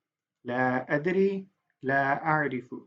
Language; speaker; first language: Arabic; non-native, fluent; Urdu